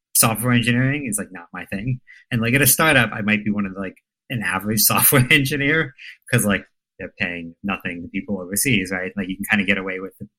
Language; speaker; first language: English; native; English